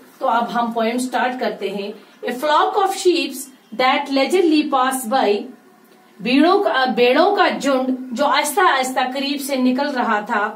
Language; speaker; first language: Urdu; non-native, local second language; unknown